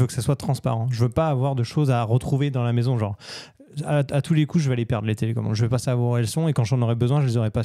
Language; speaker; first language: French; native; French